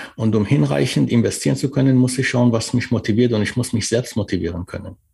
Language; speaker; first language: German; non-native, fluent; Persian